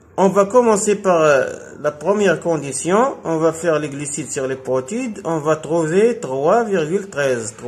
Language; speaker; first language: French; non-native, local second language; Arabic